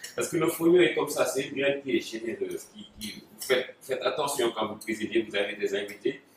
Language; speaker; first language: French; non-native, local second language; Wolof